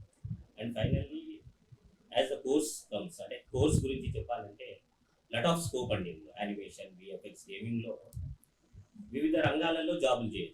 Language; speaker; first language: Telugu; native; Telugu